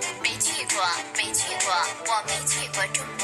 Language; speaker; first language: Chinese; non-native, learner; Korean